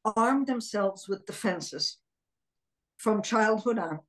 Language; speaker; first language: English; early bilingual, other home language; Hebrew